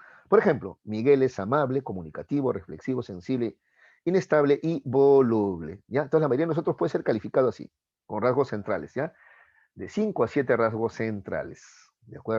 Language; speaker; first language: Spanish; native; Spanish